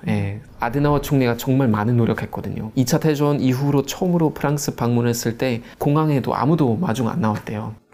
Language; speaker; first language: Korean; non-native, fluent; German